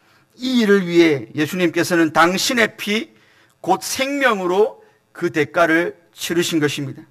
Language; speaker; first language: Korean; native; Korean